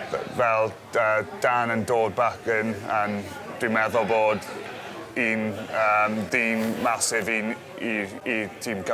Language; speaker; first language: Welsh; non-native, local second language; English